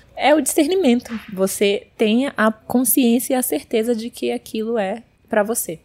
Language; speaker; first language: Portuguese; early bilingual, heritage; Portuguese